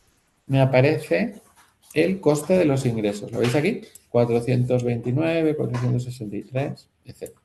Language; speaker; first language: Spanish; native; Spanish